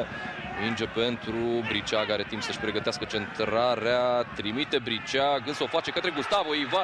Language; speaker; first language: Romanian; native; Romanian